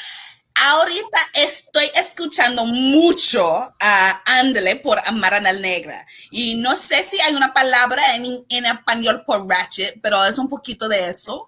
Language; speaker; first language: Spanish; non-native, learner; English